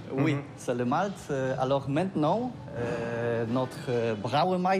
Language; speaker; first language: French; non-native, learner; Polish